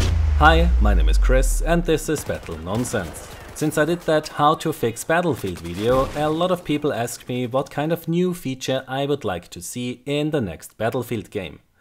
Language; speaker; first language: English; non-native, fluent; German